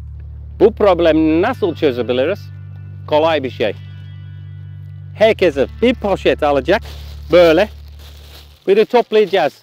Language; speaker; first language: Turkish; non-native, learner; English